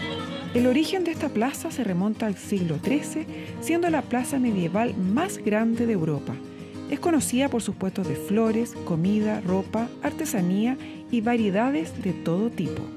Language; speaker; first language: Spanish; native; Spanish